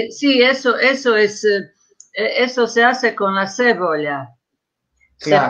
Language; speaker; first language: Spanish; non-native, fluent; Croatian